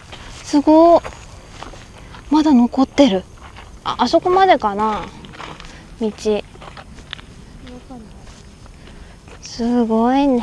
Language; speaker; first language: Japanese; native; Japanese